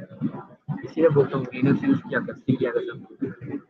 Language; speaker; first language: Hindi; native; Hindi